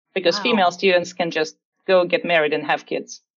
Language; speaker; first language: English; non-native, fluent; Russian